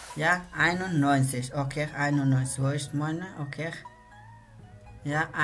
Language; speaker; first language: German; non-native, learner; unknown